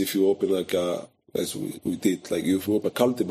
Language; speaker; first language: English; non-native, fluent; Portuguese